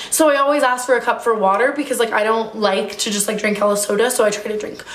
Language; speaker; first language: English; native; English